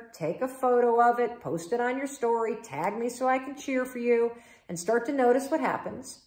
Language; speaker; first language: English; native; English